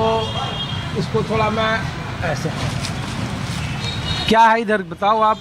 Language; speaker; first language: Hindi; native; Hindi